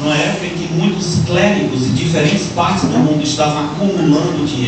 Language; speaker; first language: Portuguese; native; Portuguese